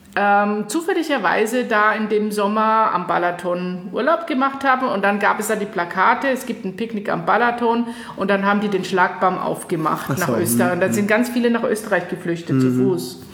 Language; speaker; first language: German; native; German